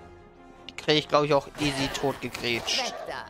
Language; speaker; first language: German; native; German